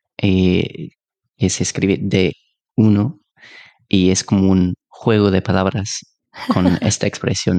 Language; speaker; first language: Spanish; non-native, fluent; English